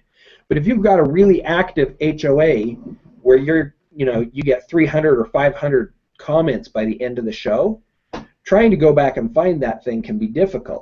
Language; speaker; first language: English; native; English